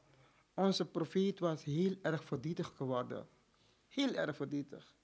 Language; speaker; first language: Dutch; non-native, fluent; Urdu